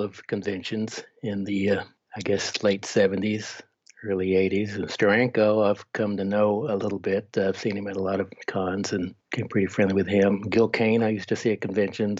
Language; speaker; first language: English; native; English